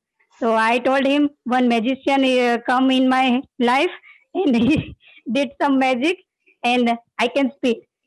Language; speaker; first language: English; non-native, learner; Gujarati